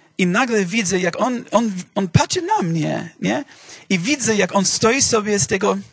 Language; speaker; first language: Polish; non-native, fluent; English